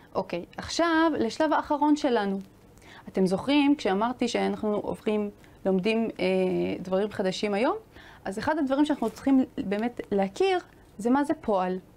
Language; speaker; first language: Hebrew; native; Hebrew